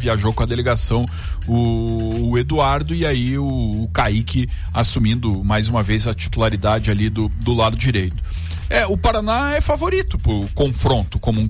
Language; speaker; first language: Portuguese; native; Portuguese